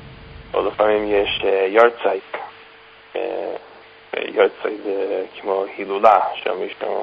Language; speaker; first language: Hebrew; non-native, fluent; English